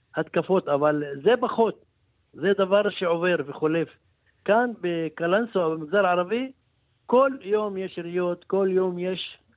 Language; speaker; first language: Hebrew; non-native, local second language; Arabic